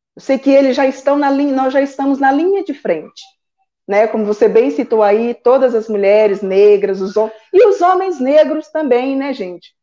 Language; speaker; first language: Portuguese; native; Portuguese